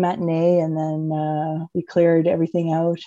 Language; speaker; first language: English; native; English